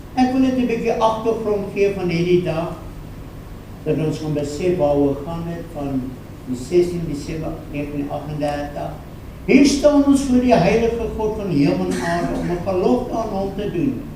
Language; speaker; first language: Afrikaans; non-native, local second language; English